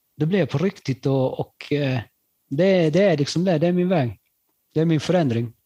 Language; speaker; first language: Swedish; early bilingual, other home language; Spanish